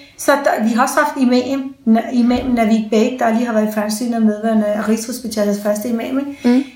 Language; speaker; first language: Danish; early bilingual, other home language; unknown